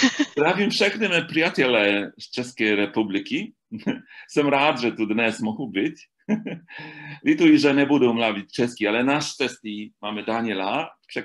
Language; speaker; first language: Czech; non-native, learner; Polish